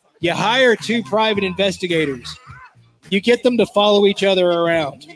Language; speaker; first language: English; native; English